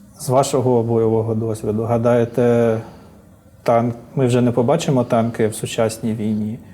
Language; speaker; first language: Ukrainian; native; Ukrainian